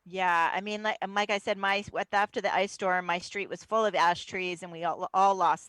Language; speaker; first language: English; native; English